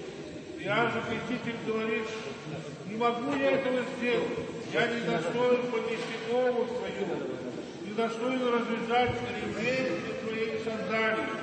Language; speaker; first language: Russian; native; Russian